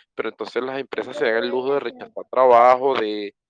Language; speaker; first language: Spanish; native; Spanish